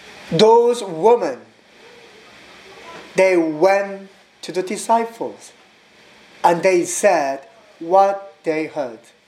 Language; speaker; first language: English; non-native, learner; Korean